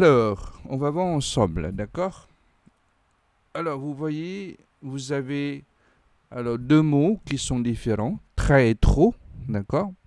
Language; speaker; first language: French; non-native, fluent; Khmer